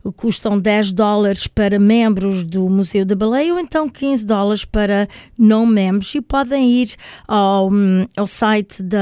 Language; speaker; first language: Portuguese; native; Portuguese